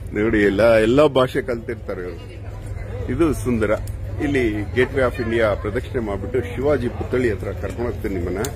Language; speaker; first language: Kannada; native; Kannada